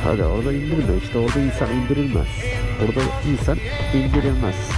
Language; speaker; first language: Turkish; native; Turkish